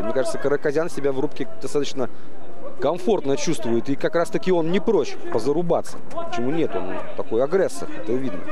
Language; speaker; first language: Russian; native; Russian